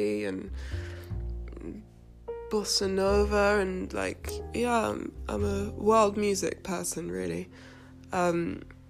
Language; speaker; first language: English; native; English